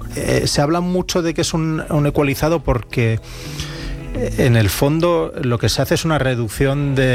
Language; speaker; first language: Spanish; native; Spanish